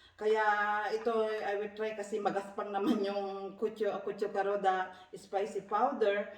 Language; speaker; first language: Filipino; non-native, local second language; Iloko